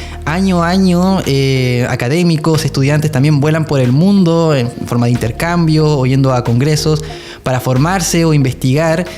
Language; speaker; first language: Spanish; native; Spanish